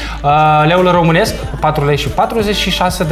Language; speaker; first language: Romanian; native; Romanian